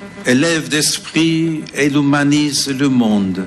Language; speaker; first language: French; non-native, fluent; English